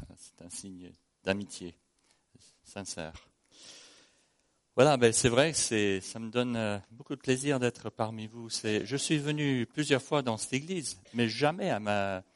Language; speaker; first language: French; non-native, fluent; English